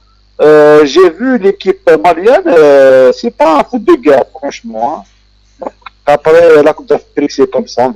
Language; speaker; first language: French; non-native, local second language; Kabyle